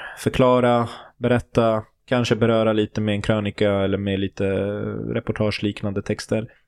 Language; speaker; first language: Swedish; early bilingual, other home language; Turoyo